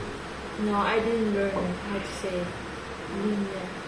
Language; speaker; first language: English; non-native, local second language; Filipino